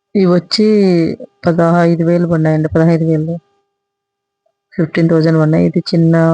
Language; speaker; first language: Telugu; native; Telugu